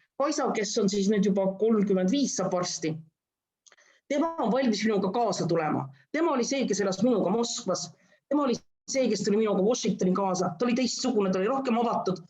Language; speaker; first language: Estonian; non-native, local second language; Russian